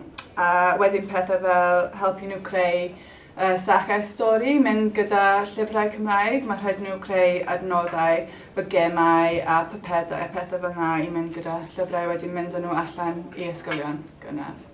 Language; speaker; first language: Welsh; non-native, local second language; English